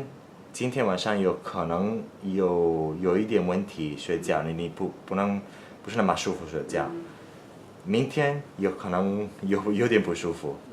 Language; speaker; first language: Chinese; non-native, learner; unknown